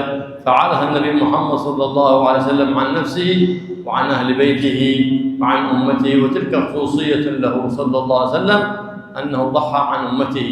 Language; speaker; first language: Arabic; native; Arabic